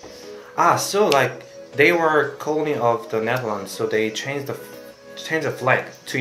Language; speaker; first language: English; non-native, fluent; Korean